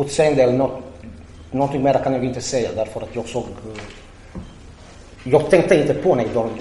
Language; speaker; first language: Swedish; non-native, fluent; Croatian